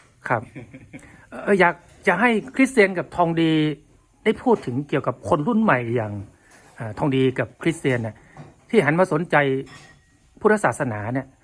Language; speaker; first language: Thai; native; Thai